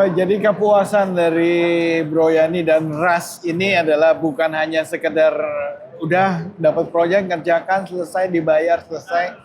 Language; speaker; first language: Indonesian; native; Indonesian